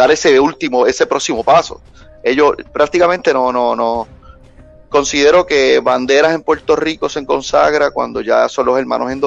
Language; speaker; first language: Spanish; native; Spanish